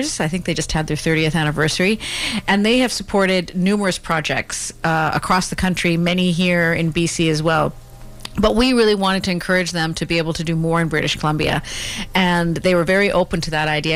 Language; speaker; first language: English; native; English